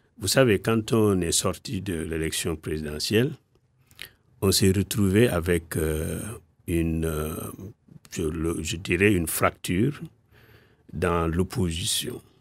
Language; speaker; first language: French; non-native, local second language; Wolof